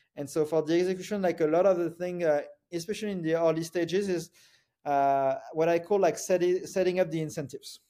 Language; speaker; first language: English; non-native, fluent; French